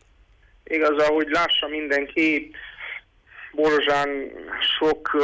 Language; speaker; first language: Hungarian; non-native, local second language; Romanian